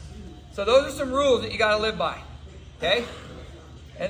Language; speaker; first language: English; native; English